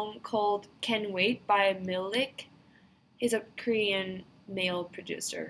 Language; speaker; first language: English; non-native, fluent; Korean